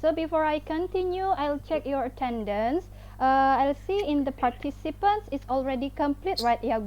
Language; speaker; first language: English; non-native, fluent; Indonesian